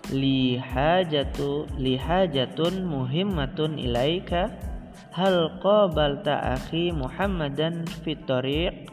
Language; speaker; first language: Arabic; non-native, learner; Indonesian